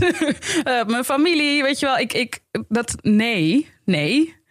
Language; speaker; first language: Dutch; native; Dutch